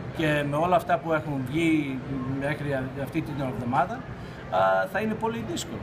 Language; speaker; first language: Greek; early bilingual, heritage; Greek